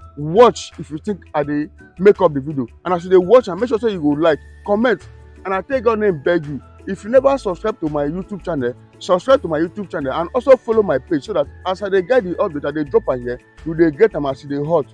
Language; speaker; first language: Nigerian Pidgin; native; Nigerian Pidgin